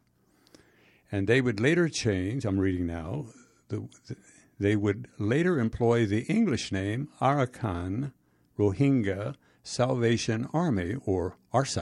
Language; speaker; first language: English; native; English